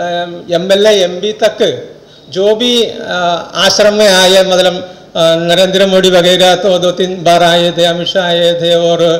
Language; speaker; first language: Hindi; non-native, local second language; Malayalam